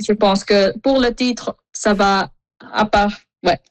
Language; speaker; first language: French; non-native, fluent; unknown